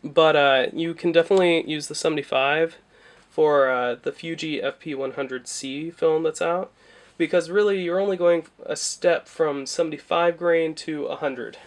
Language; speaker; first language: English; native; English